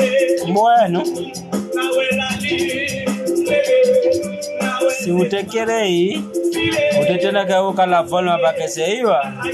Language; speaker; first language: Spanish; non-native, learner; Haitian Creole